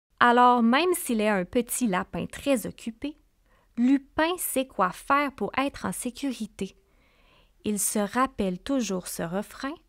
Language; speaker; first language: French; native; French